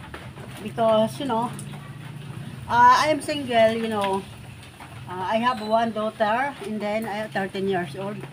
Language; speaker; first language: English; non-native, learner; Filipino